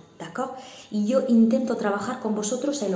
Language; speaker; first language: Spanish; non-native, fluent; Arabic